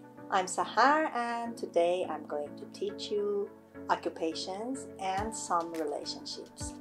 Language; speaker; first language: English; non-native, fluent; Persian